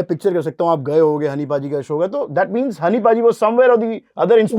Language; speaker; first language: Hindi; native; Hindi